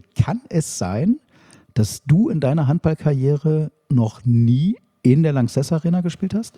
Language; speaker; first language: German; native; German